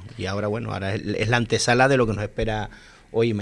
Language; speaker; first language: Spanish; native; Spanish